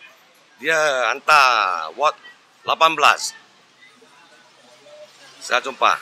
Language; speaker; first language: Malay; non-native, local second language; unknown